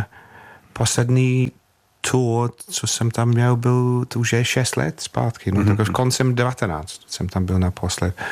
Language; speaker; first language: Czech; non-native, fluent; English